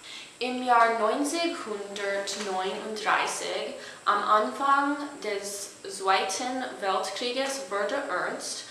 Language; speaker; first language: German; non-native, learner; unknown